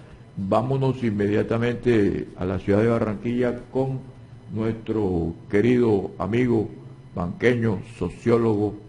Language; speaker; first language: Spanish; native; Spanish